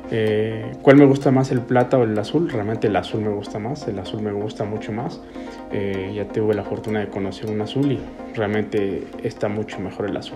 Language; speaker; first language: Spanish; native; Spanish